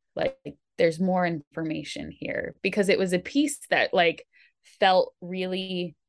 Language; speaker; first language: English; native; English